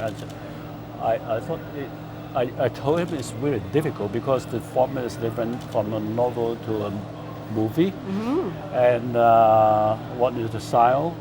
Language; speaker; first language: English; non-native, fluent; Cantonese